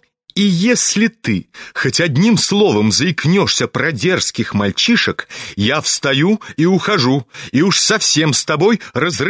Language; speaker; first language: Russian; native; Russian